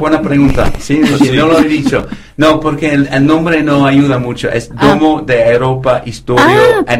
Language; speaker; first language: Spanish; non-native, fluent; English